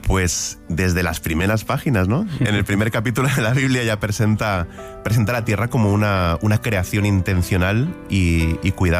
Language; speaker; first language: Spanish; native; Spanish